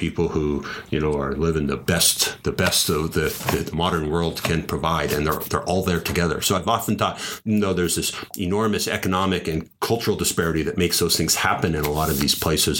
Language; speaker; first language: English; native; English